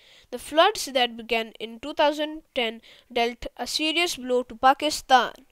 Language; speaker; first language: English; non-native, local second language; Urdu